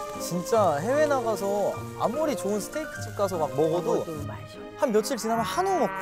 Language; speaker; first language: Korean; native; Korean